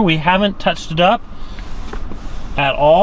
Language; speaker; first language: English; native; English